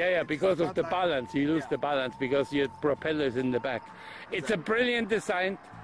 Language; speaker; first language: English; non-native, fluent; German